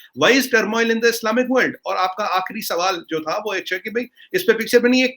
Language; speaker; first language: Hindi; non-native, local second language; Kashmiri